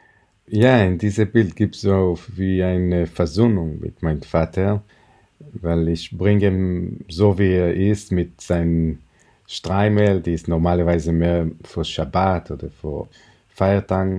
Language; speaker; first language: German; non-native, fluent; Hebrew